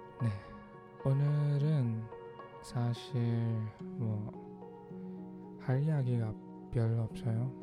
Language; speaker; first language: Korean; non-native, learner; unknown